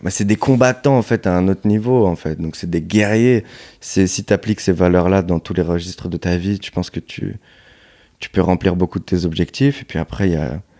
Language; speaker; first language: French; native; French